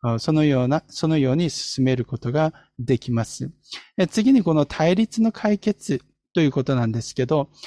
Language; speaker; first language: Japanese; non-native, fluent; Korean